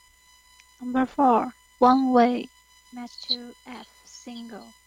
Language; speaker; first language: English; non-native, learner; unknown